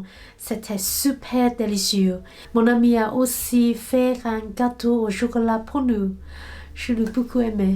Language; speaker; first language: French; non-native, learner; Cantonese